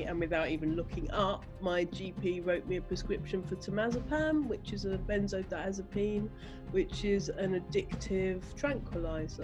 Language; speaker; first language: English; native; English